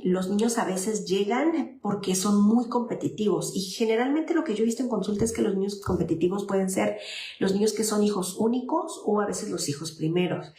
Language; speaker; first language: Spanish; native; Spanish